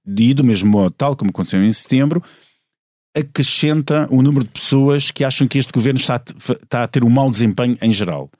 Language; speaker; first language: Portuguese; native; Portuguese